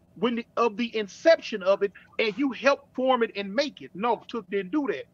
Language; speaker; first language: English; native; English